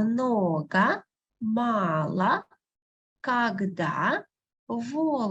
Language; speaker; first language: Russian; non-native, fluent; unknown